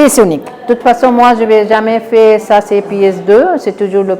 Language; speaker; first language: French; non-native, learner; Bangla